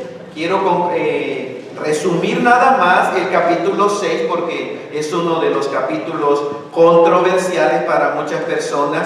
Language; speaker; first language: Spanish; native; Spanish